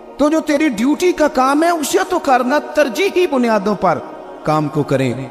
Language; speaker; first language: Urdu; non-native, local second language; Punjabi